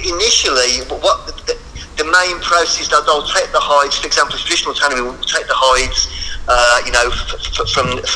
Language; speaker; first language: English; native; English